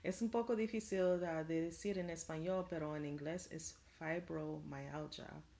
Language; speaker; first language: Spanish; non-native, learner; English